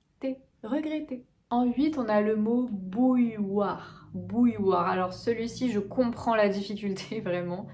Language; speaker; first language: French; native; French